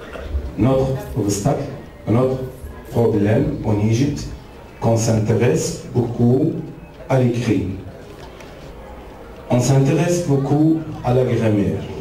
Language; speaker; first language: French; non-native, fluent; Arabic